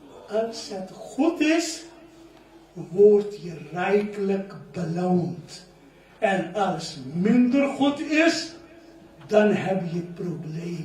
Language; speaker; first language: Dutch; non-native, learner; Urdu